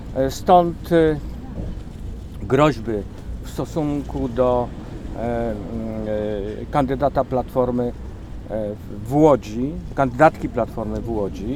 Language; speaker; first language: Polish; native; Polish